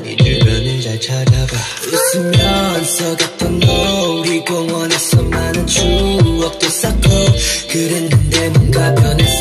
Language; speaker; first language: Korean; early bilingual, heritage; Korean